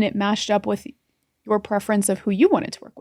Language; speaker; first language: English; native; English